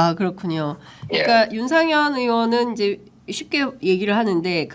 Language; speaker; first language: Korean; native; Korean